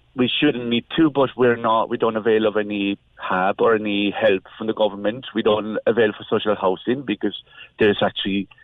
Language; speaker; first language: English; non-native, fluent; Spanish